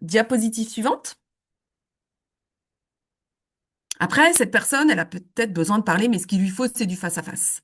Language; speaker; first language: French; native; French